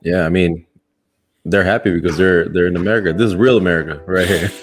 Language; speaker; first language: English; native; English